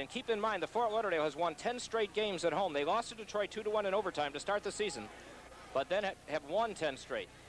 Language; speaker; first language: English; native; English